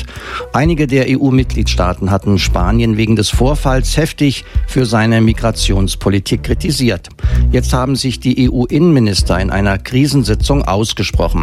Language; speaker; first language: German; native; German